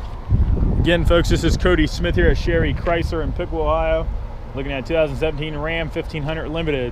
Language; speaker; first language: English; native; English